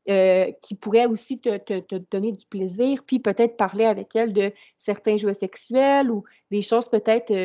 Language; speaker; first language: French; native; French